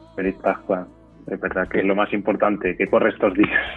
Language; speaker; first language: Spanish; native; Spanish